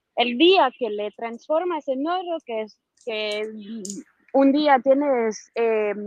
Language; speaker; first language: Spanish; non-native, fluent; French